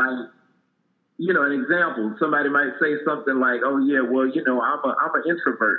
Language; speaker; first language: English; native; English